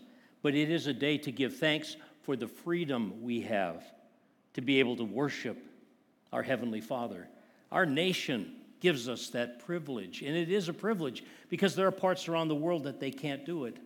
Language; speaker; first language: English; native; English